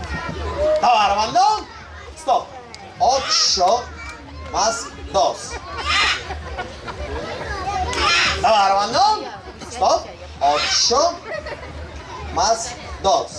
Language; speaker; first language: Russian; non-native, learner; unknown